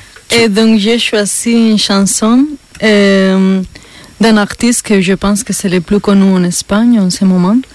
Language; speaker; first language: French; non-native, fluent; Spanish